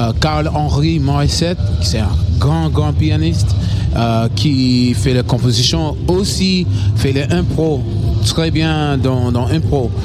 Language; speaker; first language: French; non-native, learner; English